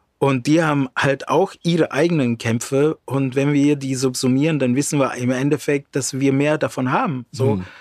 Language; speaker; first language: German; early bilingual, other home language; Romany